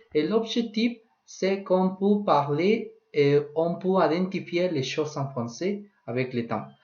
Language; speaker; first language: French; non-native, learner; Spanish